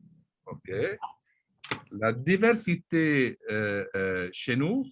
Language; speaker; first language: French; non-native, local second language; Arabic